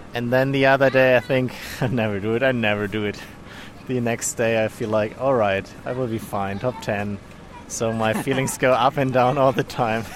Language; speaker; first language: English; non-native, fluent; German